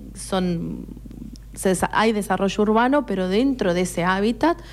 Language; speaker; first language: Spanish; native; Spanish